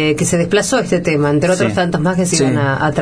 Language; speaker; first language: Spanish; native; Spanish